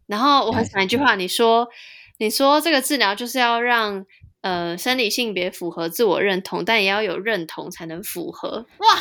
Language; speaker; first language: Chinese; native; Chinese